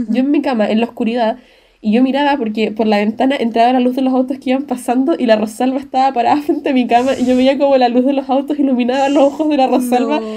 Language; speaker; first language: Spanish; native; Spanish